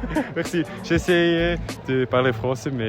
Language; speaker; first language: French; non-native, local second language; German